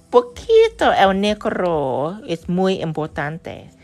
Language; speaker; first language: Spanish; non-native, learner; Vietnamese